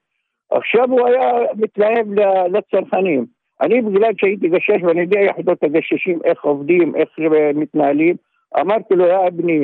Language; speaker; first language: Hebrew; non-native, local second language; Arabic